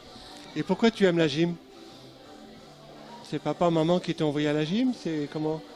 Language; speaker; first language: French; native; French